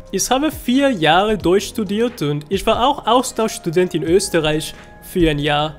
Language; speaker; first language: German; non-native, fluent; Spanish